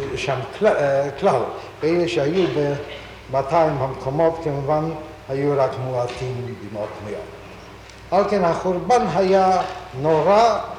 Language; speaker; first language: Hebrew; non-native, fluent; Polish